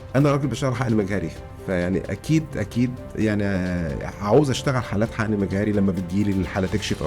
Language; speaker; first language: Arabic; native; Arabic